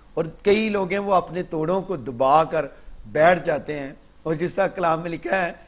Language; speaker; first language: Urdu; non-native, local second language; Punjabi